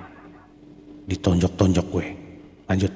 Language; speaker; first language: Indonesian; native; Indonesian